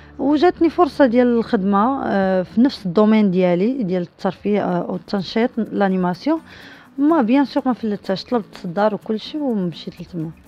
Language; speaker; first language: Arabic; native; Arabic